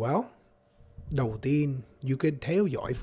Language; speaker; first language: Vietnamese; non-native, learner; English